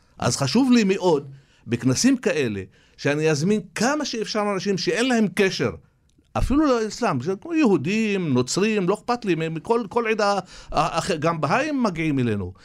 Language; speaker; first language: Hebrew; non-native, local second language; Arabic